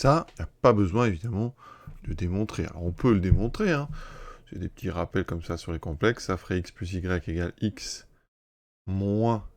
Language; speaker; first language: French; native; French